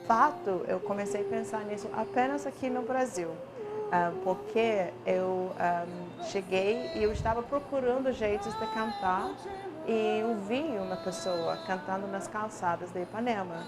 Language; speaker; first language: Portuguese; non-native, fluent; English